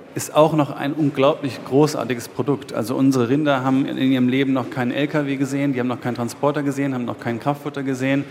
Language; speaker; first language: German; native; German